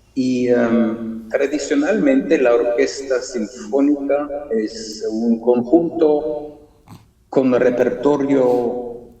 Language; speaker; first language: Spanish; early bilingual, heritage; German